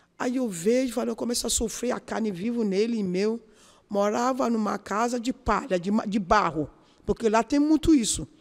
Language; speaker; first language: Portuguese; non-native, learner; Yoruba